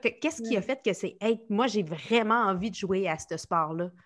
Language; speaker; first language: French; native; French